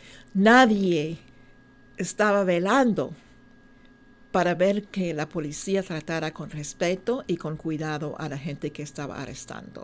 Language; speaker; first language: Spanish; non-native, fluent; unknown